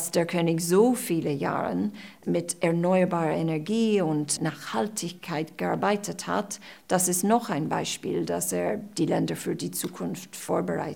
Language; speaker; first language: German; non-native, fluent; English